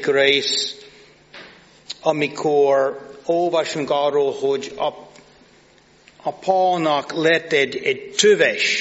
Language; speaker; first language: Hungarian; non-native, fluent; English